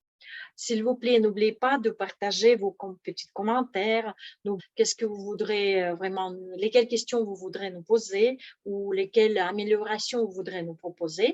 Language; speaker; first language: French; non-native, fluent; Russian